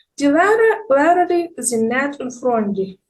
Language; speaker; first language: German; non-native, fluent; Ukrainian